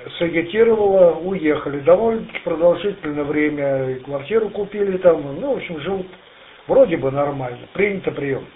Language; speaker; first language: Russian; native; Russian